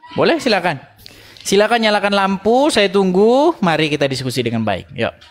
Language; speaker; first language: Indonesian; native; Indonesian